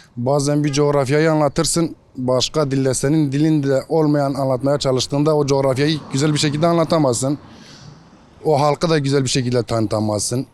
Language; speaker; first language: Turkish; non-native, local second language; Kurdish